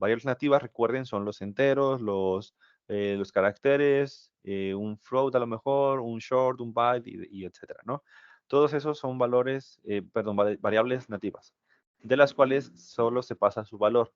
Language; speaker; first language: Spanish; native; Spanish